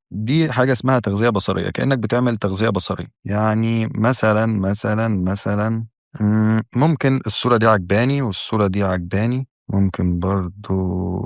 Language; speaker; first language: Arabic; native; Arabic